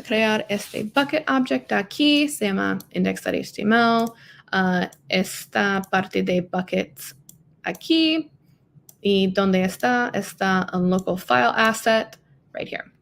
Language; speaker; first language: Spanish; non-native, learner; English